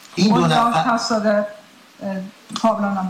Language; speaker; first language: Swedish; non-native, fluent; Persian